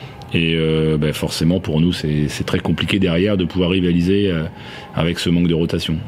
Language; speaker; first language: French; native; French